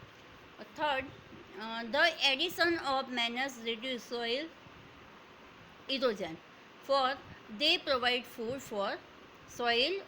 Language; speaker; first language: English; non-native, local second language; Hindi